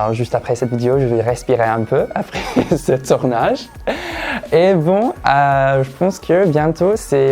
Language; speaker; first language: French; non-native, fluent; English